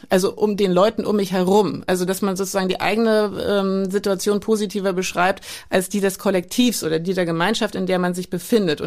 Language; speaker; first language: German; native; German